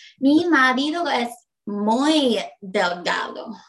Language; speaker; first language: Spanish; non-native, learner; English